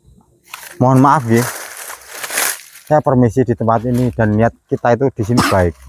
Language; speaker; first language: Indonesian; native; Indonesian